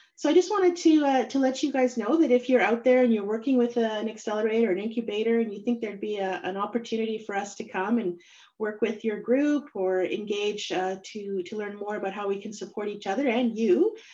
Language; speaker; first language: English; native; English